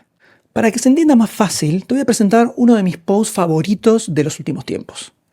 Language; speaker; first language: Spanish; native; Spanish